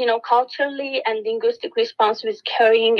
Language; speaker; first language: English; non-native, fluent; Turkish